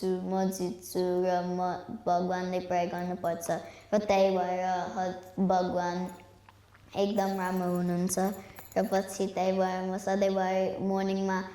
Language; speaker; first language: Nepali; early bilingual, heritage; Nepali